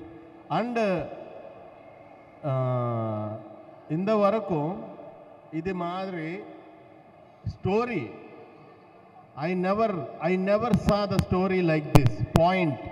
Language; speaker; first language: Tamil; non-native, learner; Telugu